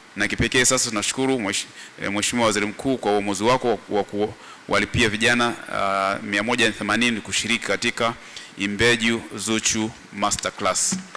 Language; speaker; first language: Swahili; native; Swahili